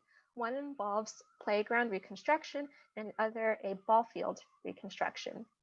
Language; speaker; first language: English; native; English